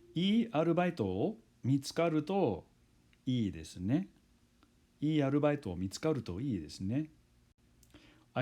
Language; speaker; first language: Japanese; non-native, fluent; English